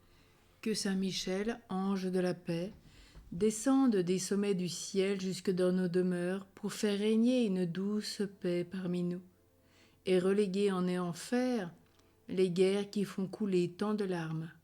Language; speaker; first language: French; native; French